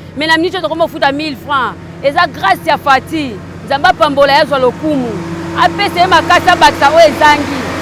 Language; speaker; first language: Lingala; native; Lingala